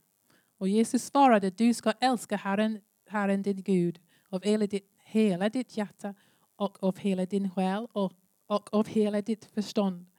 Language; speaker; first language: Swedish; non-native, learner; English